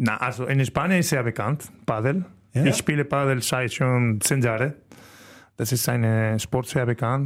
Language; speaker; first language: German; non-native, learner; Spanish